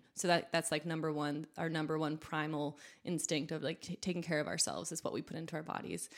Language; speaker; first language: English; native; English